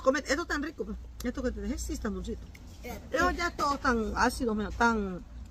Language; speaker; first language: Spanish; native; Spanish